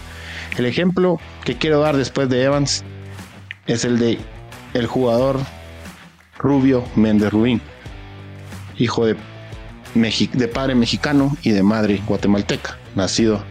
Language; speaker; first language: Spanish; native; Spanish